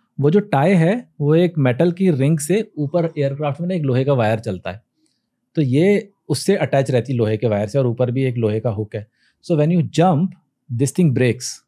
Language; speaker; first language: Hindi; native; Hindi